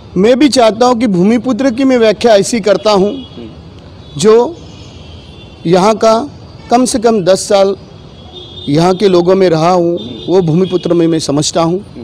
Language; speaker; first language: Hindi; non-native, local second language; Marathi